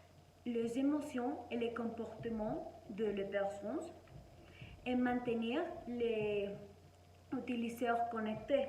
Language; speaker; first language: French; non-native, learner; Spanish